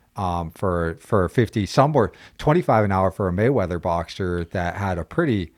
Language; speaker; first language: English; native; English